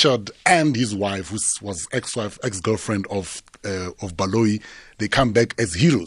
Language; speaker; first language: English; non-native, local second language; Tsonga